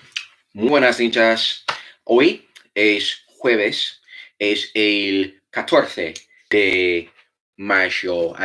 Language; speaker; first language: Spanish; non-native, fluent; English